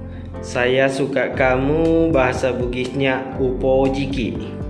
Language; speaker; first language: Indonesian; non-native, local second language; Buginese